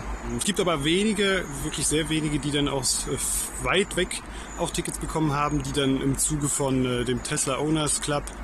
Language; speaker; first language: German; native; German